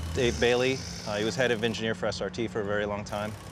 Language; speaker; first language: English; native; English